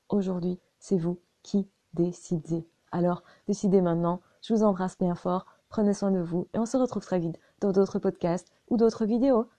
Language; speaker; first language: French; native; French